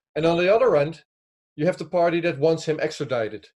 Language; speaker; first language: English; non-native, fluent; Dutch